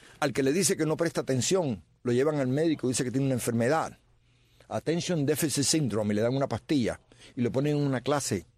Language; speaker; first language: Spanish; native; Spanish